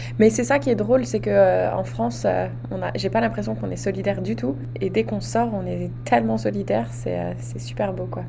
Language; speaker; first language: French; native; French